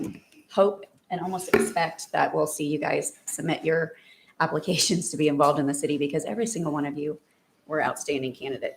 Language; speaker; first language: English; native; English